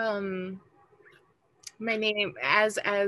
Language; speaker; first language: English; early bilingual, other home language; Spanish